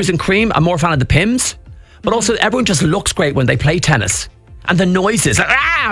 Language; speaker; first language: English; native; English